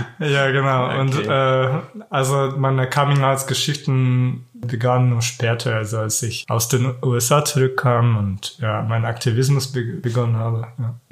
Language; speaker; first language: German; non-native, fluent; Kyrgyz